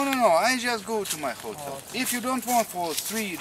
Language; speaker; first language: English; non-native, learner; Russian